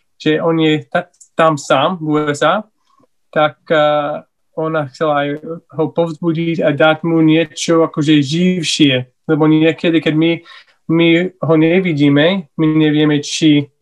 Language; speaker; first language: Slovak; non-native, learner; English